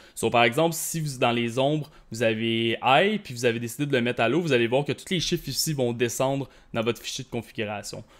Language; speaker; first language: French; native; French